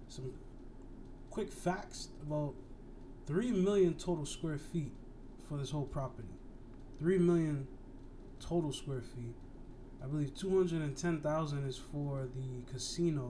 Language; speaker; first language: English; native; English